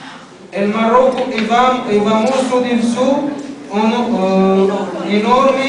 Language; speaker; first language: Italian; non-native, learner; Arabic